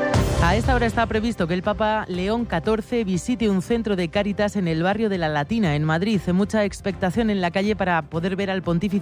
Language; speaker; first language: Spanish; native; Spanish